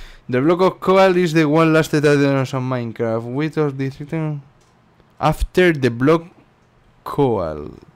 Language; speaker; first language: English; non-native, learner; Spanish